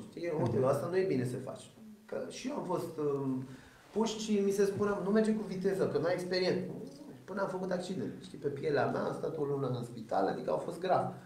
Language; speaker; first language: Romanian; early bilingual, other home language; Persian